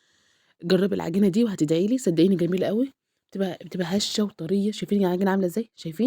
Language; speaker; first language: Arabic; native; Arabic